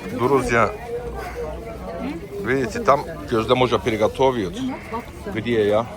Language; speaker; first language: Russian; non-native, learner; Turkish